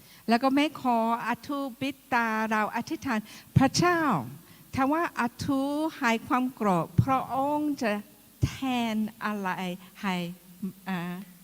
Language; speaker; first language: Thai; non-native, fluent; English